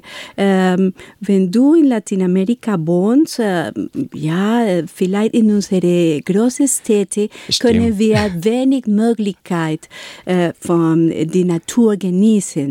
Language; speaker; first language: German; non-native, learner; Spanish